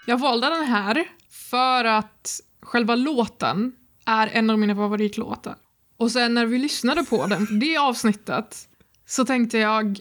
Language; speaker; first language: Swedish; non-native, fluent; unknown